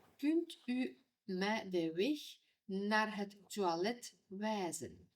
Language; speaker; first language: Dutch; non-native, fluent; Ukrainian